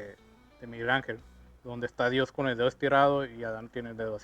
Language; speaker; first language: Spanish; native; Spanish